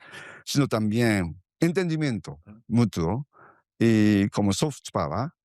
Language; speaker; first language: Portuguese; non-native, fluent; Japanese